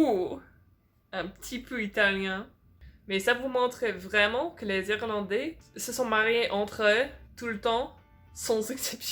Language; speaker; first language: French; non-native, fluent; English